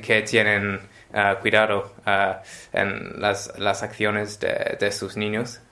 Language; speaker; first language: Spanish; non-native, learner; English